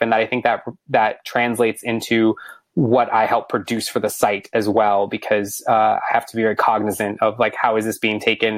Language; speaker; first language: English; native; English